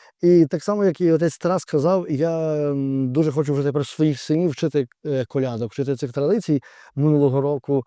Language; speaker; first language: Ukrainian; native; Ukrainian